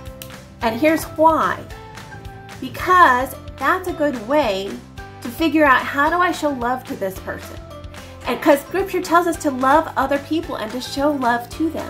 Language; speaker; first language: English; native; English